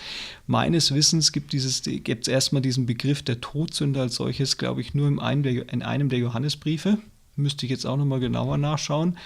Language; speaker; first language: German; native; German